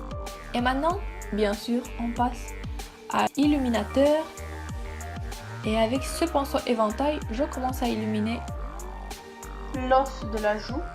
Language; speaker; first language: French; non-native, fluent; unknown